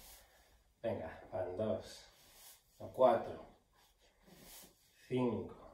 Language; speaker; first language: Spanish; native; Spanish